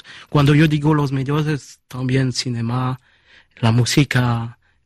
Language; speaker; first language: Spanish; early bilingual, heritage; Spanish